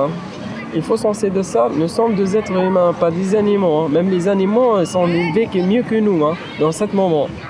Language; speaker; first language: French; non-native, local second language; Arabic